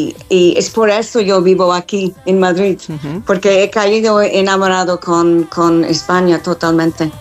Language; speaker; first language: Spanish; non-native, fluent; English